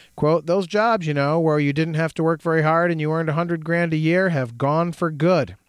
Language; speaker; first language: English; native; English